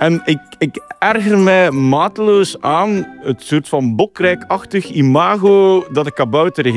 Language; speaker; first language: Dutch; native; Dutch